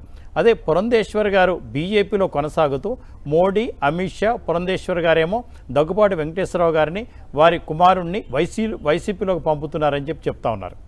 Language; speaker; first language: Telugu; native; Telugu